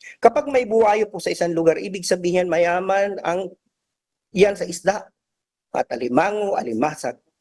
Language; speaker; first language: Filipino; native; Filipino